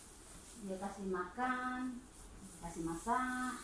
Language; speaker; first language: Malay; non-native, learner; Indonesian